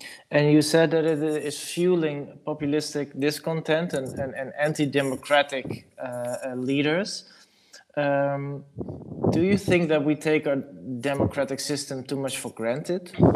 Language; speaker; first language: English; non-native, fluent; Dutch